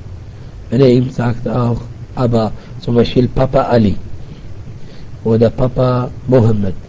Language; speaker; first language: German; non-native, fluent; Arabic